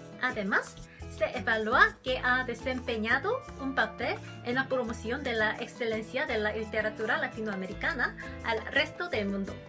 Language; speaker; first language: Spanish; non-native, learner; Korean